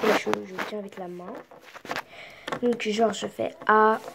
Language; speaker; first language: French; native; French